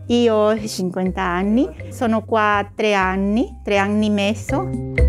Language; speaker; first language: Italian; non-native, learner; Spanish